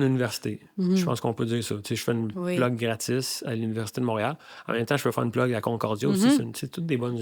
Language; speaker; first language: French; native; French